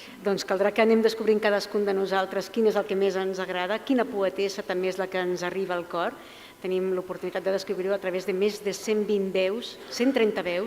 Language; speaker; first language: Catalan; native; Catalan